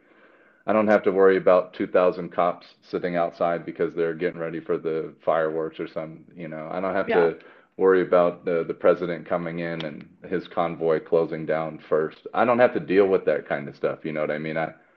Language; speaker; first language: English; native; English